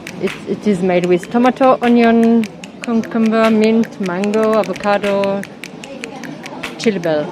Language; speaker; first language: English; non-native, fluent; French